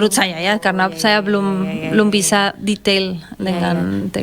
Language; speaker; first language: Indonesian; non-native, fluent; Spanish